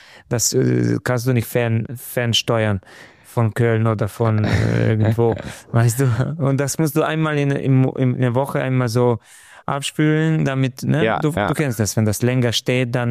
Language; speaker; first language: German; non-native, fluent; Romanian